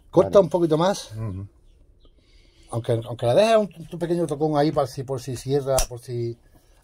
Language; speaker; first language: Spanish; native; Spanish